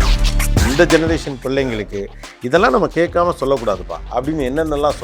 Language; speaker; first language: Tamil; native; Tamil